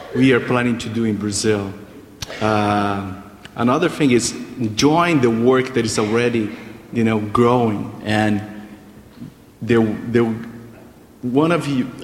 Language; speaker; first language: English; non-native, fluent; Portuguese